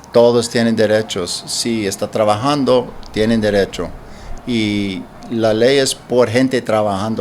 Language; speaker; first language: Spanish; non-native, learner; English